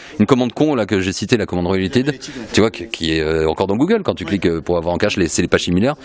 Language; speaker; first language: French; native; French